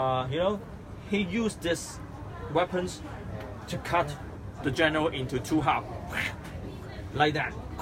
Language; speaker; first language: English; non-native, local second language; Cantonese